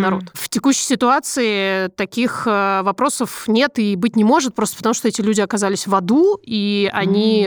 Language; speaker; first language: Russian; native; Russian